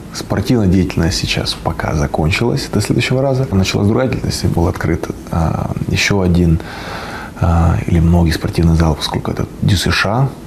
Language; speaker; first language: Russian; native; Russian